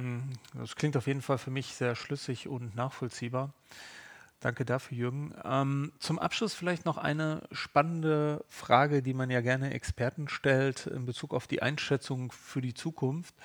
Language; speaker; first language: German; native; German